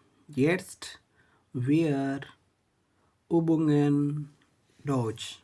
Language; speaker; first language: German; non-native, learner; Telugu